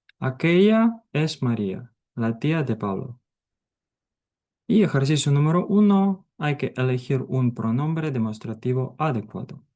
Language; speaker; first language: Spanish; non-native, fluent; Ukrainian